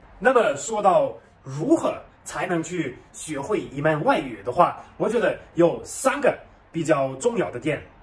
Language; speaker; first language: Chinese; non-native, fluent; German